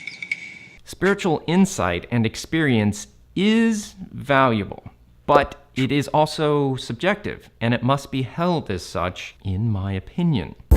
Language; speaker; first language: English; native; English